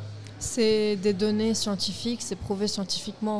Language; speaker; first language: French; non-native, local second language; Arabic